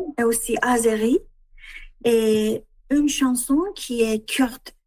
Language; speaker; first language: French; non-native, learner; Persian